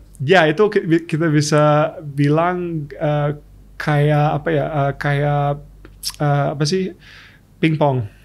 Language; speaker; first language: Indonesian; early bilingual, other home language; English